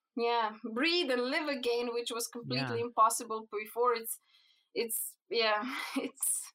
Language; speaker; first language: English; non-native, fluent; Slovenian